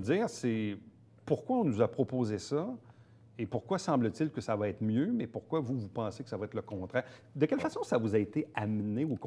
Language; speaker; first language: French; native; French